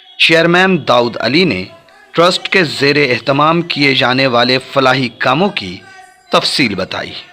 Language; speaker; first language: Urdu; native; Urdu